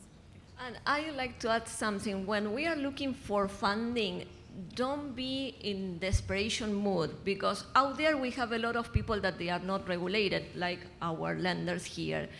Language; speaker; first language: English; non-native, fluent; Spanish